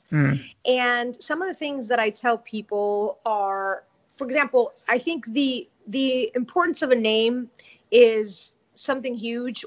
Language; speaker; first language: English; non-native, fluent; Spanish